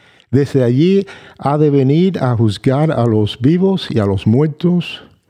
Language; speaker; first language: Spanish; early bilingual, heritage; Spanish